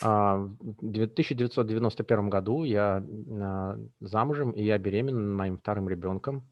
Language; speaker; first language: Russian; native; Russian